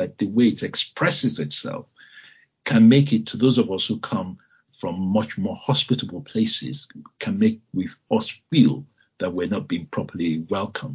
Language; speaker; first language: English; non-native, local second language; Yoruba